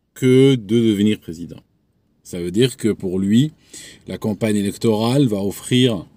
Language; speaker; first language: French; non-native, local second language; Arabic